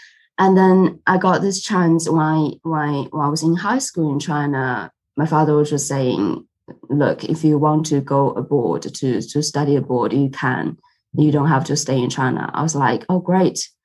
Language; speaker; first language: English; non-native, fluent; Chinese